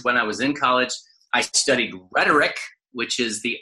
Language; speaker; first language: English; native; English